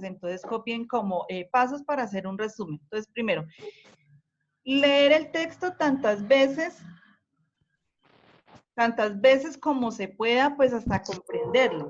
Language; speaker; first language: Spanish; native; Spanish